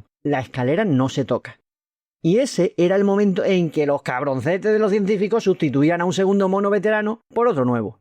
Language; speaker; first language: Spanish; native; Spanish